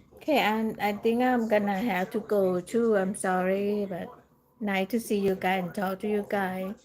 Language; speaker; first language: English; non-native, learner; Thai